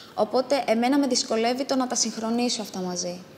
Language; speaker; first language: Greek; early bilingual, other home language; Amharic